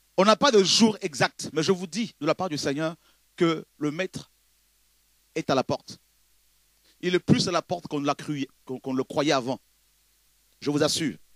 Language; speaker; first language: French; non-native, local second language; Lingala